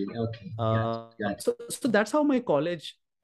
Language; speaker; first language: English; non-native, local second language; Marathi